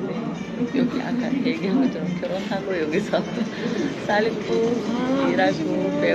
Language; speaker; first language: Korean; non-native, fluent; Uzbek